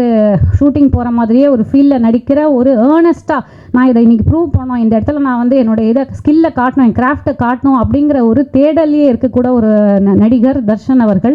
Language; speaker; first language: Tamil; native; Tamil